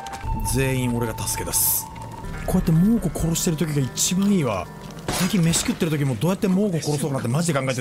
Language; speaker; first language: Japanese; native; Japanese